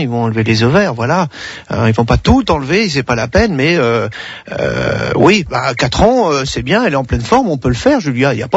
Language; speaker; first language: French; native; French